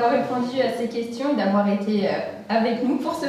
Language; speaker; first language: French; native; French